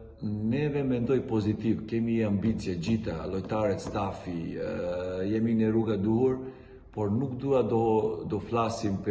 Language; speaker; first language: Albanian; non-native, learner; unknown